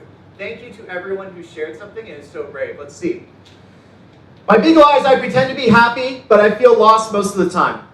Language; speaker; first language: English; native; English